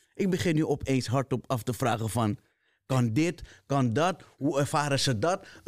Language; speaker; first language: Dutch; native; Dutch